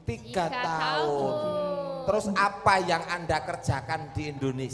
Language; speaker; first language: Indonesian; non-native, local second language; Javanese